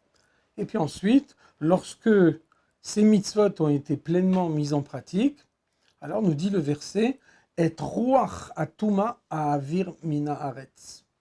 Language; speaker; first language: French; native; French